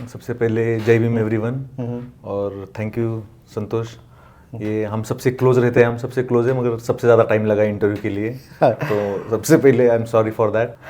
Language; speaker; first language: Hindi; non-native, local second language; Marathi